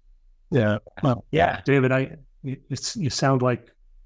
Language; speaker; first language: English; native; English